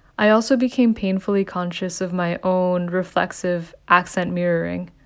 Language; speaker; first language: English; early bilingual, other home language; Hindi